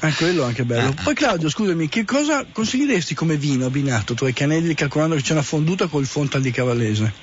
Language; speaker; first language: Italian; native; Italian